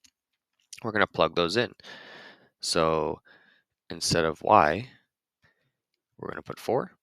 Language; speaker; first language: English; native; English